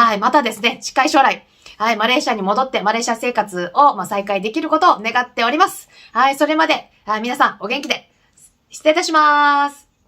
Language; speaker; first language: Japanese; native; Japanese